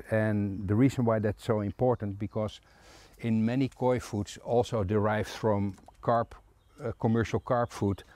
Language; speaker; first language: English; non-native, fluent; Dutch